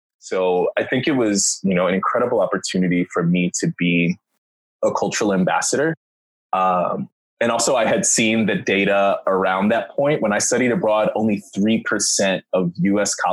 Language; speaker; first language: English; native; English